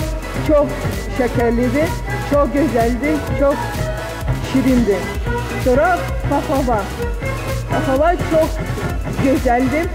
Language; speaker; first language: Turkish; non-native, learner; Azerbaijani